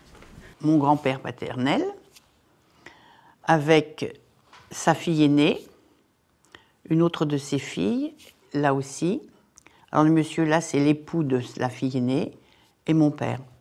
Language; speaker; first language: French; early bilingual, other home language; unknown